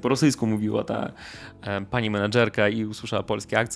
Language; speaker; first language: Polish; non-native, fluent; Russian